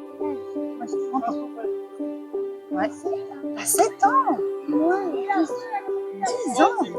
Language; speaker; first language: French; native; French